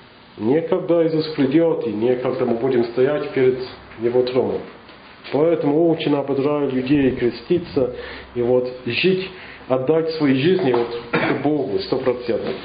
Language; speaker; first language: Russian; non-native, learner; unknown